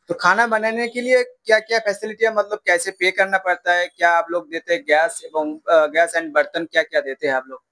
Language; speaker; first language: Hindi; non-native, local second language; Bangla